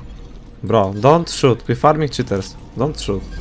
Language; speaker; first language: English; non-native, learner; Polish